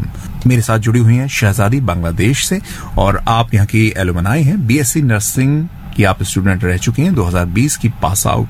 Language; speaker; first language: Hindi; native; Hindi